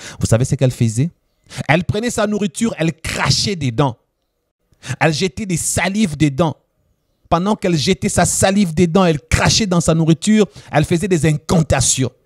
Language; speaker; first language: French; non-native, local second language; Lingala